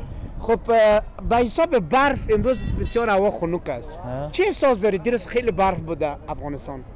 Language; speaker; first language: Persian; native; Persian